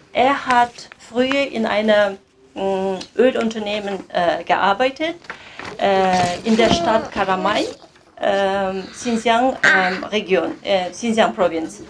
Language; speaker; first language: German; non-native, fluent; Kazakh